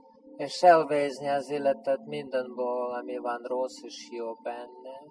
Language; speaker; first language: Hungarian; non-native, fluent; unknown